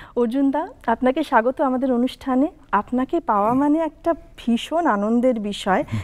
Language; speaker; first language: Bangla; native; Bangla